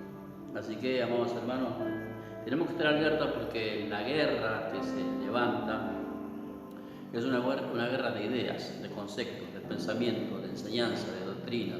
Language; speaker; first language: Spanish; native; Spanish